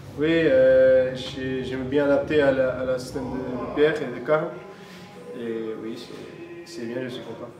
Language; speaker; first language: French; non-native, fluent; Portuguese